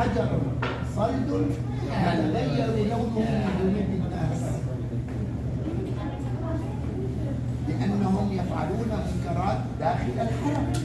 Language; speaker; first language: Arabic; native; Arabic